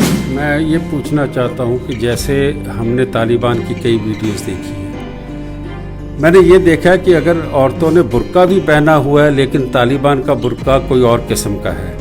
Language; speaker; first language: Hindi; non-native, local second language; Punjabi